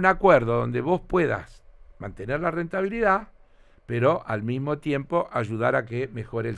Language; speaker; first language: Spanish; native; Spanish